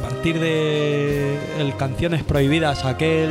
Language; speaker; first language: Spanish; native; Spanish